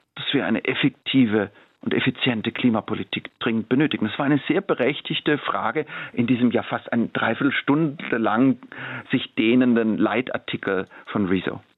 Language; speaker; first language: German; native; German